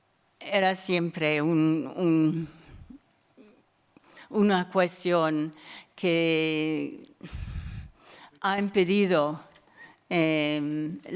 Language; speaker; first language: Spanish; non-native, fluent; English